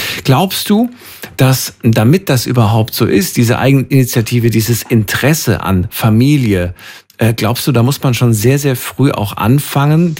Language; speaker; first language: German; native; German